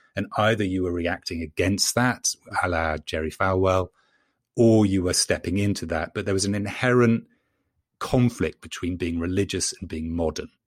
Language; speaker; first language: English; native; English